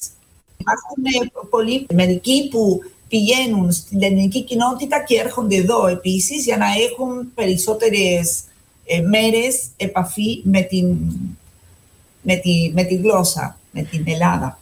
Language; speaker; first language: Greek; non-native, fluent; Spanish